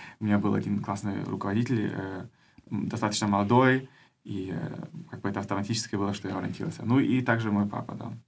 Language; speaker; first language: Russian; early bilingual, heritage; Russian